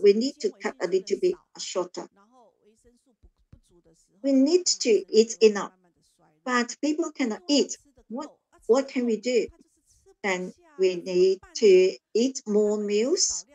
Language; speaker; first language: English; non-native, learner; Chinese